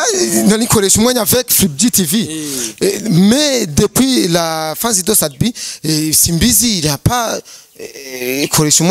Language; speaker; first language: French; non-native, learner; Rundi